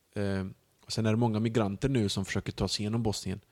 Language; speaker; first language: Swedish; early bilingual, other home language; Bosnian